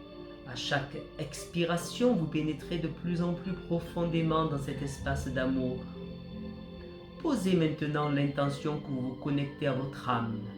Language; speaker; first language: French; native; French